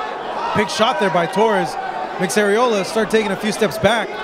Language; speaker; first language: English; native; English